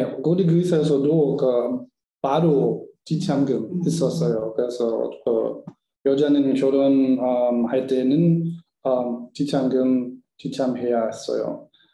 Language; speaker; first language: Korean; non-native, learner; German